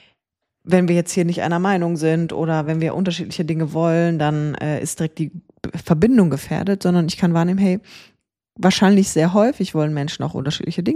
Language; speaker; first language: German; native; German